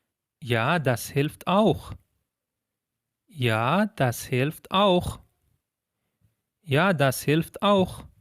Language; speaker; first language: German; non-native, fluent; Persian